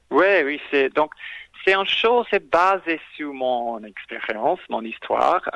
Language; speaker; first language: French; non-native, fluent; English